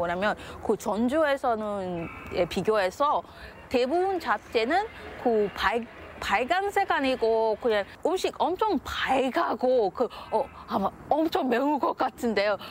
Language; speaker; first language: Korean; non-native, learner; Igbo